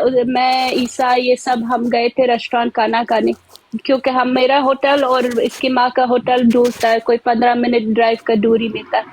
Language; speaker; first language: Hindi; native; Hindi